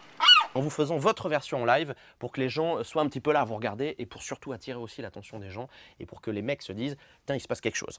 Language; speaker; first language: French; native; French